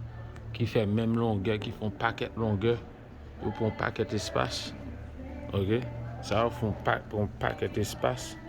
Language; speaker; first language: French; non-native, learner; Haitian Creole